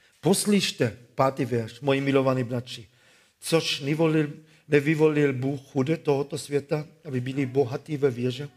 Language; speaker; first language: Czech; non-native, fluent; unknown